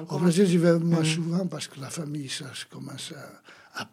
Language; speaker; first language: French; non-native, fluent; Portuguese